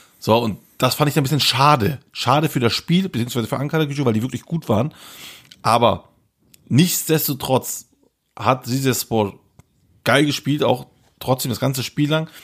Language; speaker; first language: German; early bilingual, other home language; Turkish